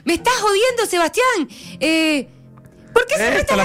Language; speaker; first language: Spanish; native; Spanish